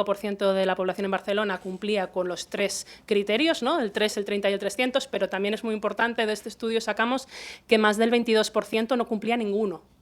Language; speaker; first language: Spanish; native; Spanish